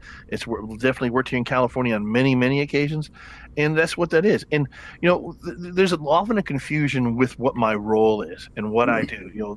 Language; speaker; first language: English; native; English